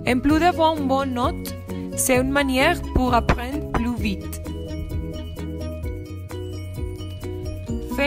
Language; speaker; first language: French; non-native, learner; Spanish